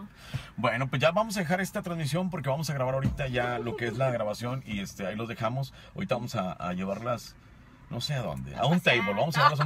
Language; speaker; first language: Spanish; native; Spanish